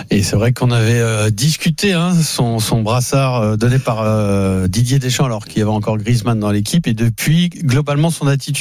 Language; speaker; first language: French; native; French